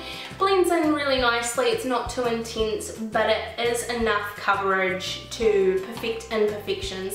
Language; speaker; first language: English; native; English